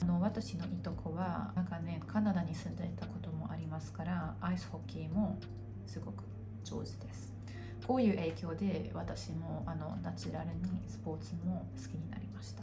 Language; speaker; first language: Japanese; non-native, fluent; Hungarian